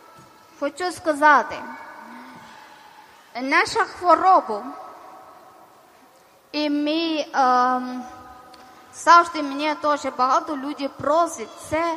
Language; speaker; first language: Ukrainian; non-native, learner; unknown